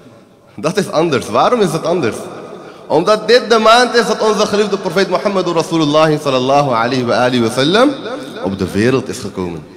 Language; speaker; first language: Dutch; early bilingual, other home language; Urdu